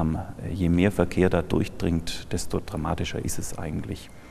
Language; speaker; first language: German; native; German